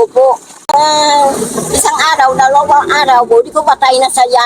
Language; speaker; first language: Filipino; non-native, learner; Vietnamese